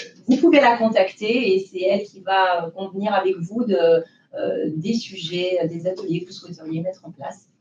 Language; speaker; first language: French; native; French